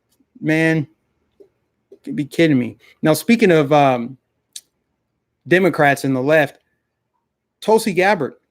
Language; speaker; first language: English; native; English